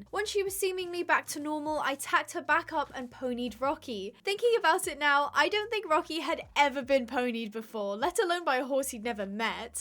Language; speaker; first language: English; native; English